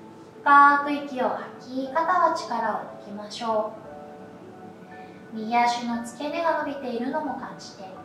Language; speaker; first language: Japanese; native; Japanese